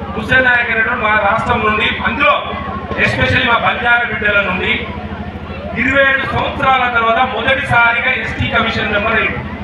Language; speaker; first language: Telugu; non-native, local second language; Lambadi